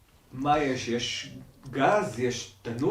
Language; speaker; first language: Hebrew; native; Hebrew